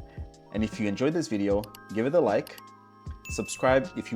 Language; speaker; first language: English; native; English